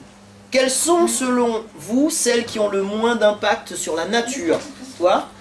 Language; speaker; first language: French; native; French